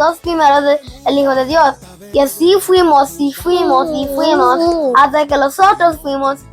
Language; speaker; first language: Spanish; early bilingual, heritage; Spanish